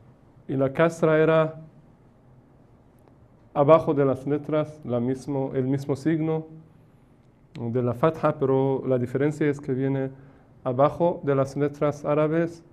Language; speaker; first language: Spanish; non-native, fluent; Persian